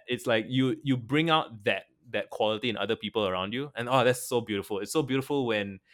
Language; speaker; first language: English; native; English